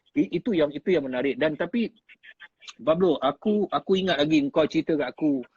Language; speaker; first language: Malay; native; Malay